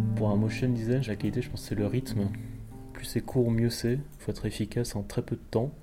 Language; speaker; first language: French; native; French